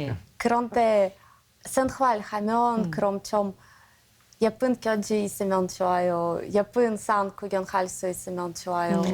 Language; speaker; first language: Korean; non-native, learner; Russian